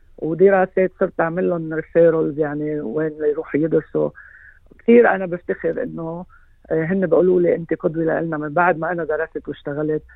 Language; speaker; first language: Arabic; native; Arabic